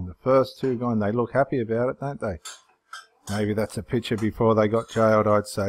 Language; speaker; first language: English; native; English